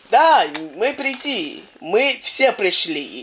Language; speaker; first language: Russian; early bilingual, heritage; Russian